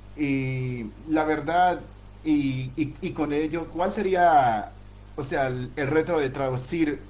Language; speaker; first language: Spanish; native; Spanish